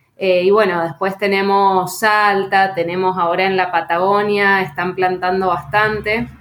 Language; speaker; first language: Spanish; native; Spanish